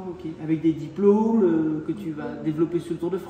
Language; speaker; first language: French; native; French